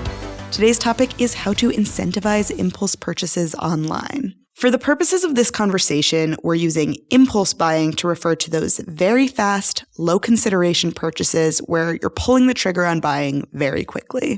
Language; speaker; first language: English; native; English